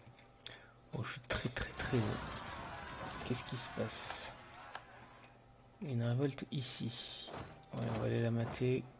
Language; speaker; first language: French; native; French